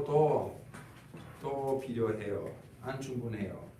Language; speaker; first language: Korean; non-native, learner; Italian